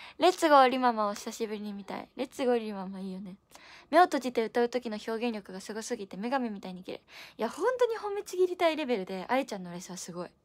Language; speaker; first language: Japanese; native; Japanese